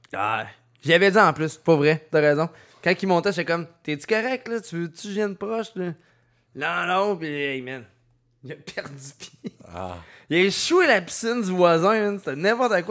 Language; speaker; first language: French; native; French